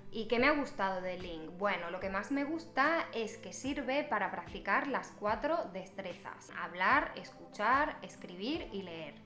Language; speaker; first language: Spanish; native; Spanish